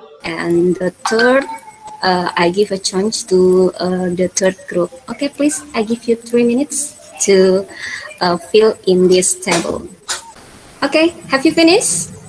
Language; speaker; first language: English; non-native, fluent; Indonesian